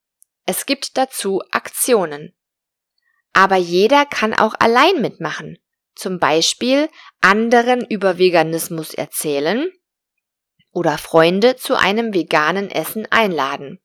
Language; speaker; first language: German; non-native, fluent; Spanish